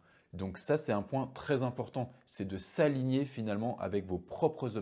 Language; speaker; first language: French; native; French